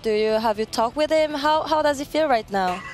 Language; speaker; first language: English; non-native, fluent; French